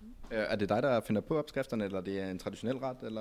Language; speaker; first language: Danish; native; Danish